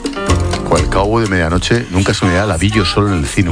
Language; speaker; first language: Spanish; native; Spanish